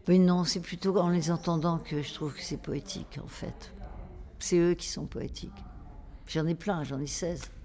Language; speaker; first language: French; native; French